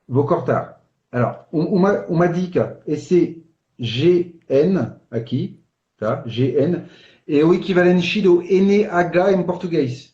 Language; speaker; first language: Portuguese; non-native, fluent; French